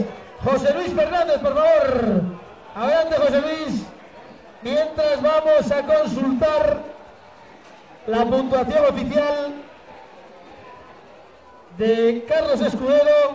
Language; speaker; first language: Spanish; native; Spanish